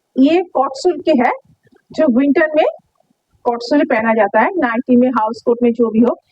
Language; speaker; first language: Hindi; non-native, local second language; Bangla